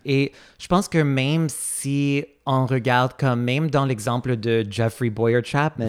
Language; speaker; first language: French; non-native, fluent; English